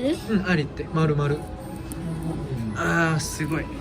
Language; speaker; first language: Japanese; non-native, fluent; Korean